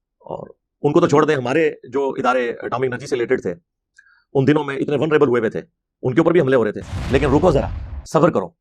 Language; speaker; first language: Urdu; non-native, local second language; Punjabi